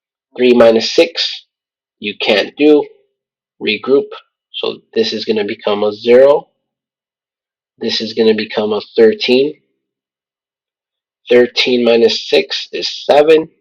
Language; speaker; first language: English; native; English